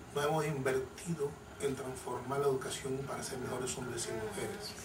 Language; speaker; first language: Spanish; native; Spanish